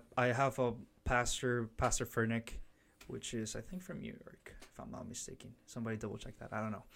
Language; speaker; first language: English; early bilingual, other home language; Spanish